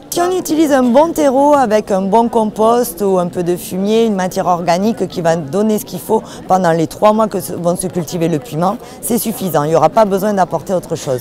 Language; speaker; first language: French; native; French